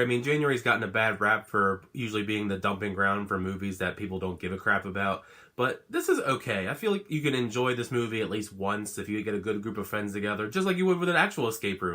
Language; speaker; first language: English; native; English